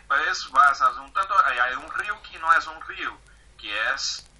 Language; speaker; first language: Spanish; non-native, fluent; Portuguese